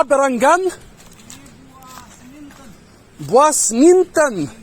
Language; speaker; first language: Indonesian; non-native, learner; English